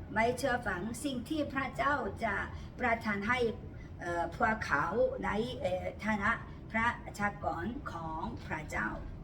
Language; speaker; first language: Thai; non-native, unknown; Korean